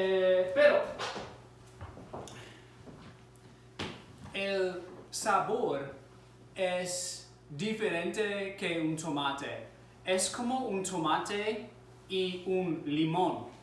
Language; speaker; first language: Spanish; non-native, fluent; English